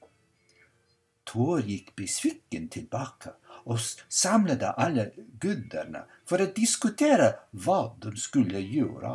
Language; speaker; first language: Swedish; non-native, fluent; English